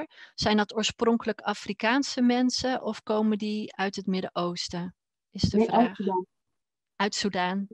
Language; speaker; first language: Dutch; native; Dutch